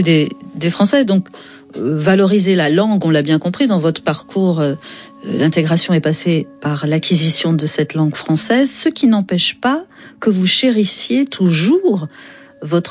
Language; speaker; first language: French; native; French